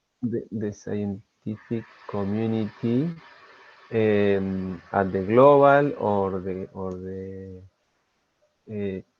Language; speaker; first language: English; non-native, learner; Spanish